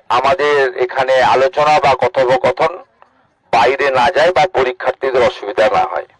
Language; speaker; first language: Bangla; native; Bangla